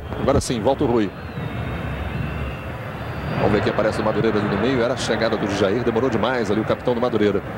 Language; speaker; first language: Portuguese; native; Portuguese